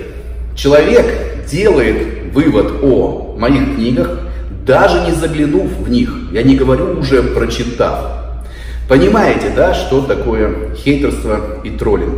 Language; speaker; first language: Russian; native; Russian